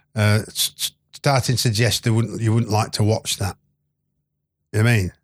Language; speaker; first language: English; native; English